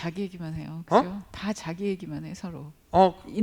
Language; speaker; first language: Korean; native; Korean